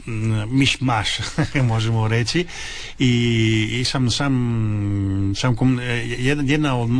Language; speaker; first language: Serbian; non-native, fluent; Italian